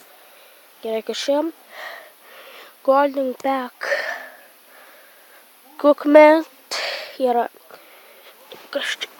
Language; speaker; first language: Lithuanian; native; Lithuanian